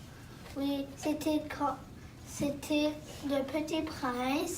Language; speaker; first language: French; non-native, local second language; English